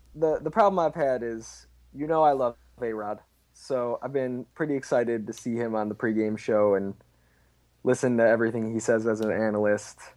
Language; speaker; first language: English; native; English